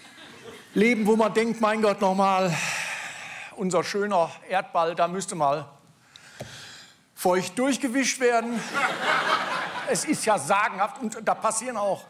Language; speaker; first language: German; native; German